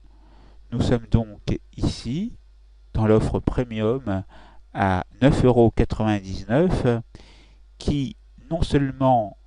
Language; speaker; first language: French; native; French